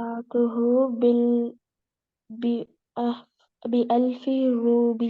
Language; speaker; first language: Arabic; non-native, learner; Urdu